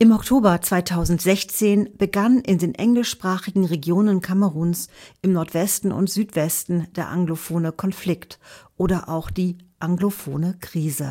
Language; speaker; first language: German; native; German